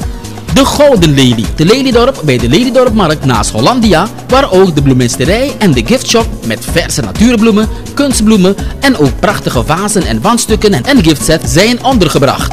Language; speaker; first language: Dutch; native; Dutch